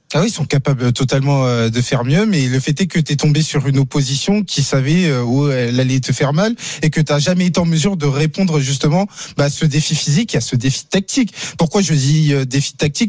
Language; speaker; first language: French; native; French